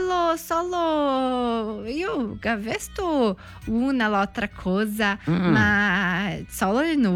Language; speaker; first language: Italian; non-native, learner; Portuguese